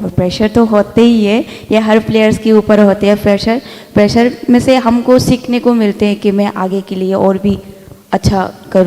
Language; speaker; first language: Hindi; non-native, local second language; Manipuri